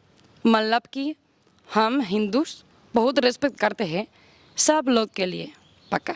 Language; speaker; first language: Hindi; non-native, learner; Spanish